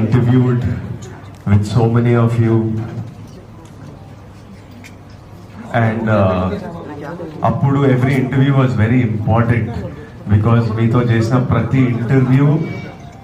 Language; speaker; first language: Telugu; native; Telugu